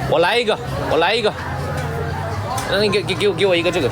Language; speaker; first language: Chinese; early bilingual, heritage; English